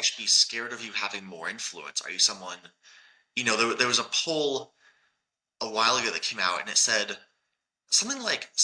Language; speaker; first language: English; native; English